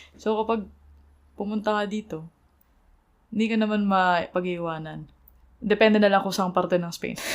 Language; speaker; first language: Filipino; native; Filipino